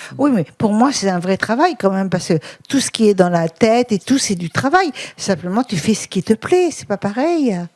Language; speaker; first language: French; native; French